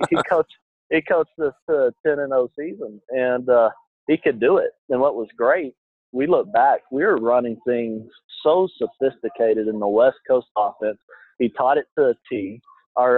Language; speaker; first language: English; native; English